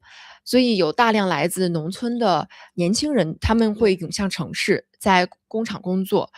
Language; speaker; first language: Chinese; native; Chinese